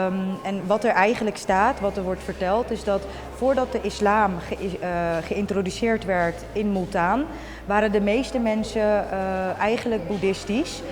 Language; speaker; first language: Dutch; early bilingual, other home language; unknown